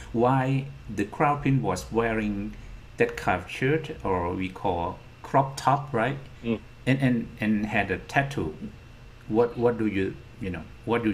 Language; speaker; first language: English; non-native, fluent; Thai